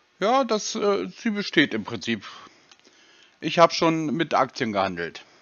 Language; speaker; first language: German; native; German